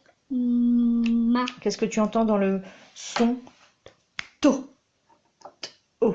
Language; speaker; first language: French; native; French